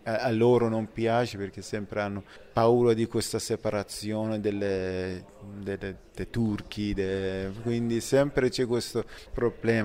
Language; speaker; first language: Italian; non-native, fluent; Persian